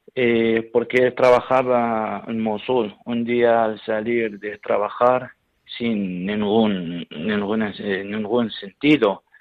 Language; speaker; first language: Spanish; non-native, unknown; Syriac